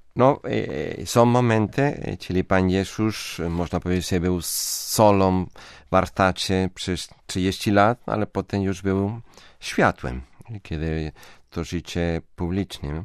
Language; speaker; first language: Polish; non-native, fluent; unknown